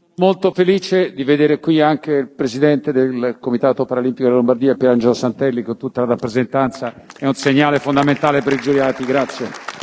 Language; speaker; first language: Italian; native; Italian